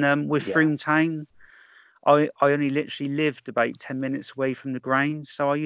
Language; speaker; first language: English; native; English